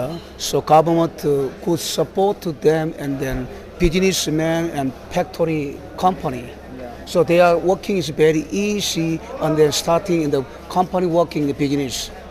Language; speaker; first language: English; non-native, learner; Korean